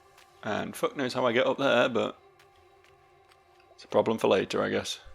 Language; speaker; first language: English; native; English